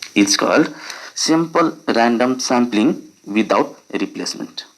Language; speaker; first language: English; non-native, local second language; Nepali